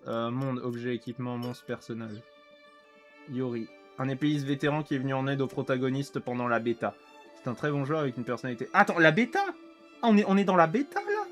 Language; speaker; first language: French; native; French